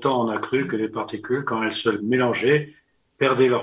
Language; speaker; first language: French; native; French